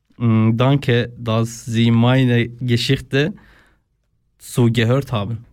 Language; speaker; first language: German; non-native, learner; Kurdish